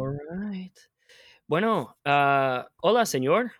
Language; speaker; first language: Spanish; non-native, fluent; English